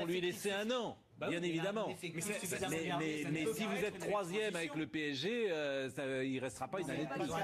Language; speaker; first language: French; native; French